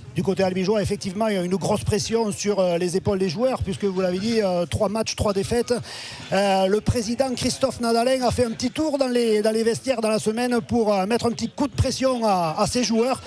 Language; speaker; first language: French; native; French